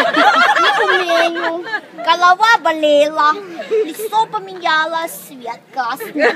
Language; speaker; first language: Russian; non-native, learner; Thai